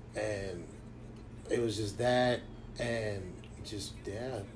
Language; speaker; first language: English; native; English